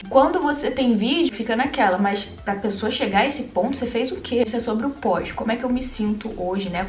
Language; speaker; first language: Portuguese; native; Portuguese